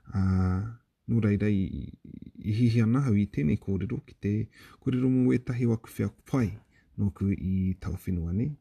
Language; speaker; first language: Māori; native; Māori